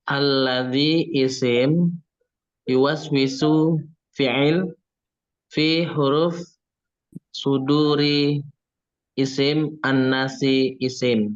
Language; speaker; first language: Arabic; non-native, learner; Indonesian